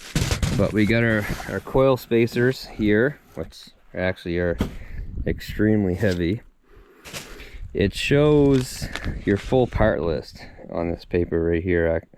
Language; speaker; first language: English; native; English